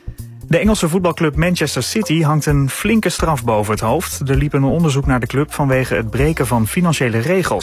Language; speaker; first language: Dutch; native; Dutch